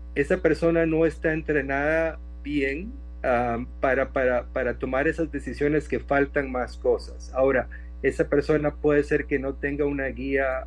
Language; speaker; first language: Spanish; native; Spanish